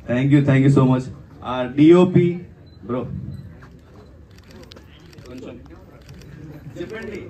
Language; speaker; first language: Telugu; non-native, learner; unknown